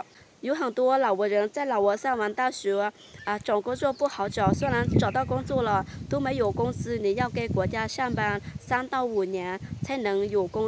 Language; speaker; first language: Chinese; non-native, fluent; Lao